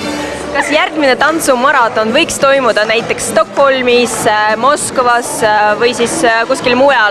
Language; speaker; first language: Estonian; native; Estonian